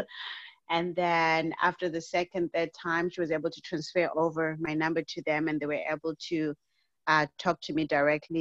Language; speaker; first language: English; non-native, local second language; North Ndebele